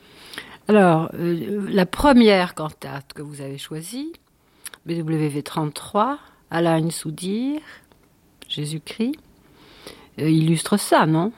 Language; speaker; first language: French; native; French